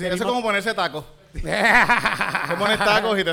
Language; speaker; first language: Spanish; native; Spanish